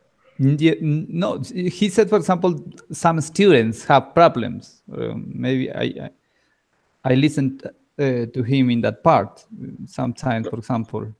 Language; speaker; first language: English; non-native, learner; Spanish